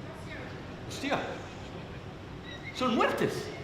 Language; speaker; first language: Spanish; non-native, fluent; English